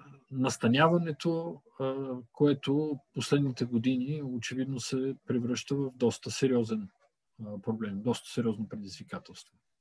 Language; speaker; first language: Bulgarian; native; Bulgarian